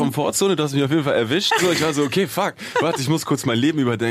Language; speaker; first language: German; native; German